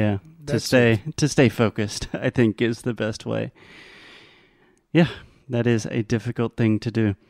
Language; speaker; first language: English; non-native, fluent; Portuguese